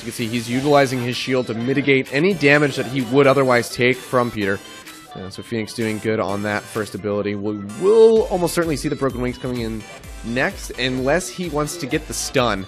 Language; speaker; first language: English; native; English